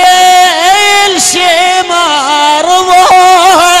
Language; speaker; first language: Arabic; native; Arabic